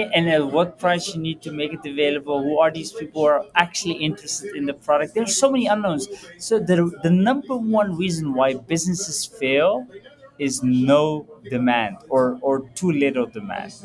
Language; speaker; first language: English; early bilingual, heritage; Dutch